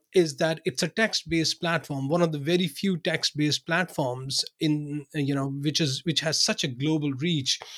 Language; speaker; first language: English; non-native, local second language; Urdu